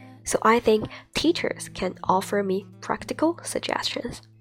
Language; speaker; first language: English; non-native, fluent; Chinese